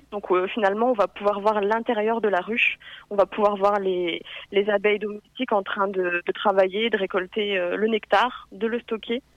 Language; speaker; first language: French; native; French